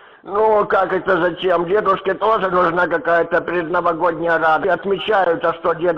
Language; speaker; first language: Russian; native; Russian